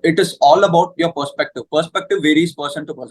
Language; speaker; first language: English; non-native, local second language; Hindi